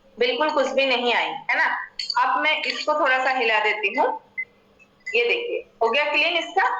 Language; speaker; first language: Hindi; non-native, local second language; Assamese